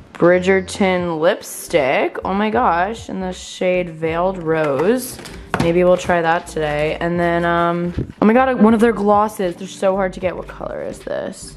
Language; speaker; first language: English; native; English